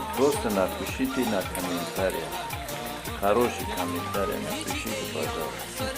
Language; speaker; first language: Russian; non-native, local second language; Tajik